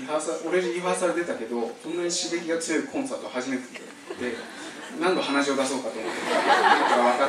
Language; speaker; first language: Japanese; early bilingual, other home language; Korean